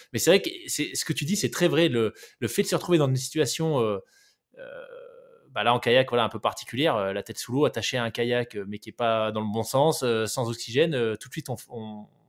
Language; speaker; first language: French; native; French